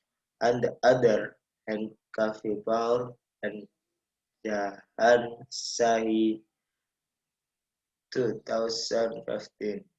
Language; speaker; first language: English; non-native, learner; Indonesian